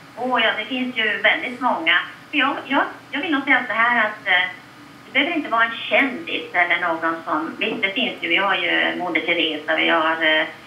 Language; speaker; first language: Swedish; native; Swedish